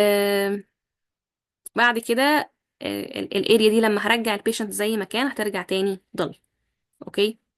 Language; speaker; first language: Arabic; native; Arabic